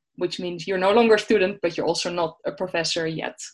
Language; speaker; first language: English; non-native, fluent; Dutch